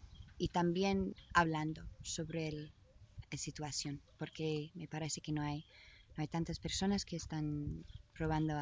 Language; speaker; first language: Spanish; non-native, learner; English